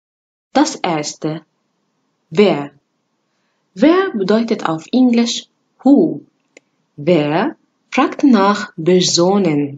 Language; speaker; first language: German; non-native, fluent; Arabic